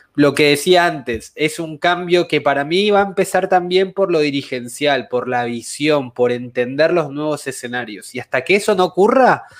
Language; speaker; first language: Spanish; native; Spanish